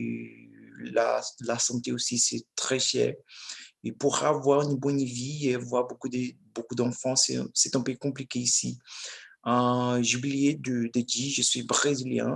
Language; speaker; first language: French; non-native, learner; Portuguese